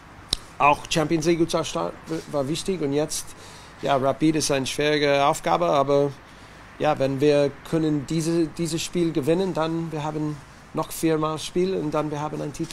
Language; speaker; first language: German; non-native, learner; English